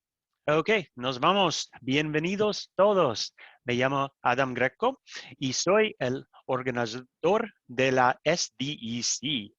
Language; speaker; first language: Spanish; non-native, learner; English